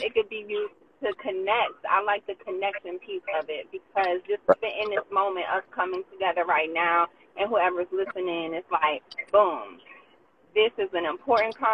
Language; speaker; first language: English; native; English